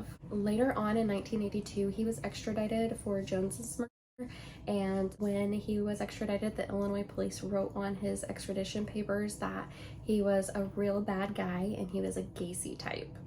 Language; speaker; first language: English; native; English